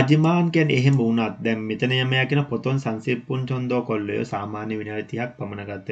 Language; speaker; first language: Korean; non-native, learner; Sinhala